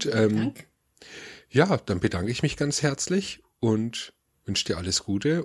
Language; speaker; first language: German; native; German